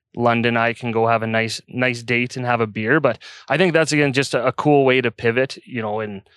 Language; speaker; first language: English; native; English